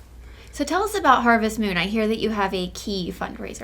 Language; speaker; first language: English; native; English